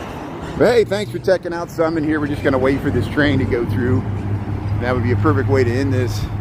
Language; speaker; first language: English; native; English